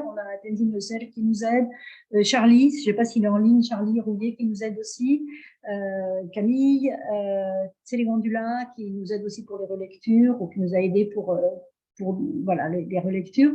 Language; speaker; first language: French; native; French